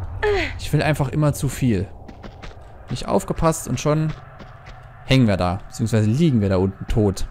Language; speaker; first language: German; native; German